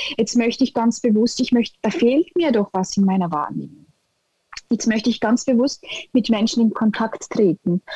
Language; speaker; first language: German; native; German